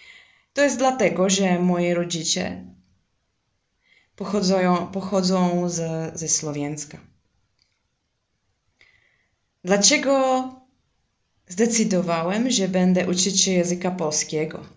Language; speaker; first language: Polish; non-native, learner; Czech